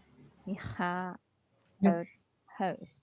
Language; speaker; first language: Dutch; non-native, learner; Indonesian